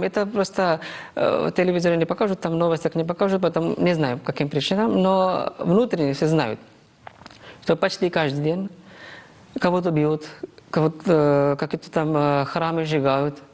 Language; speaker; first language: Russian; non-native, fluent; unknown